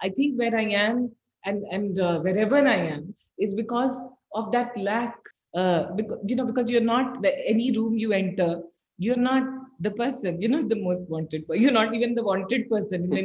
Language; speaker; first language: English; non-native, local second language; Hindi